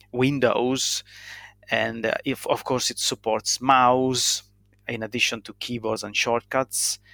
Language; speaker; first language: English; non-native, fluent; Italian